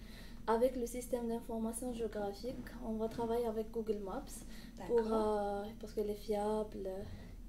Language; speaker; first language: French; non-native, local second language; Arabic